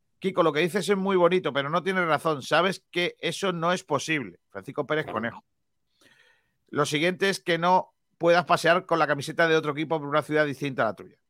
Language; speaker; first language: Spanish; native; Spanish